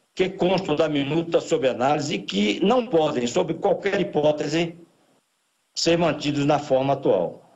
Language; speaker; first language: Portuguese; native; Portuguese